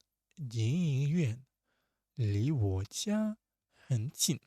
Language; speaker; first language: Chinese; non-native, learner; Russian